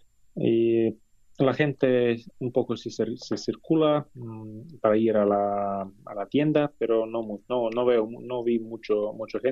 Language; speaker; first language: Spanish; non-native, fluent; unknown